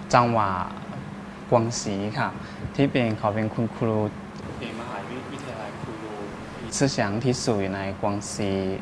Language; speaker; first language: Thai; non-native, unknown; Chinese